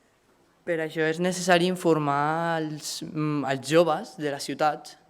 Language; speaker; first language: Catalan; native; Catalan